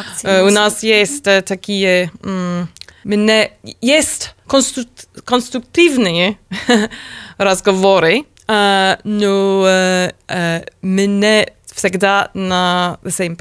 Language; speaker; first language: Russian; non-native, learner; English